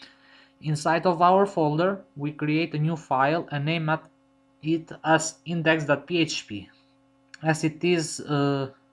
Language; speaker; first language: English; non-native, fluent; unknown